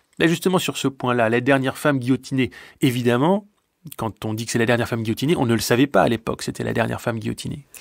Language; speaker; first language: French; native; French